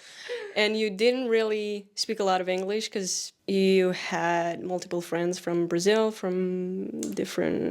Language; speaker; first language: English; non-native, fluent; Spanish